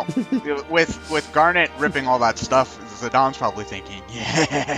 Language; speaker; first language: English; native; English